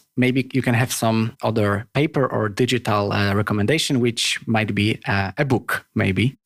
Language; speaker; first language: English; non-native, fluent; Polish